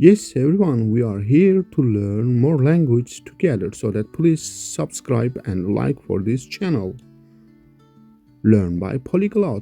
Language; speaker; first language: English; non-native, fluent; Kurdish